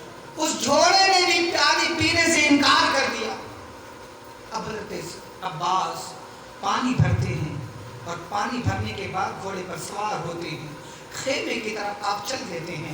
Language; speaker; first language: Urdu; native; Urdu